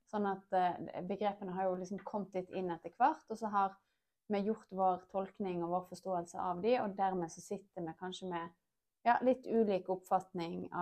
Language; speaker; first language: Norwegian; native; Norwegian